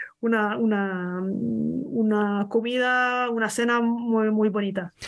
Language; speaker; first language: Spanish; non-native, learner; French